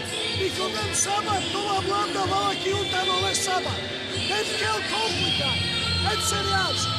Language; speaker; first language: Hungarian; non-native, learner; Russian